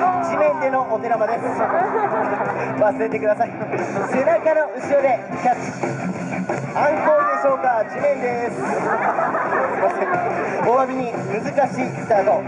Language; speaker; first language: Japanese; native; Japanese